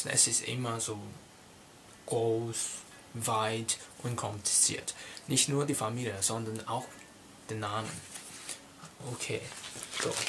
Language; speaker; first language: German; non-native, learner; Cantonese